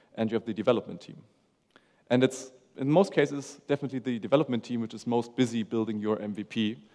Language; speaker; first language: English; non-native, fluent; German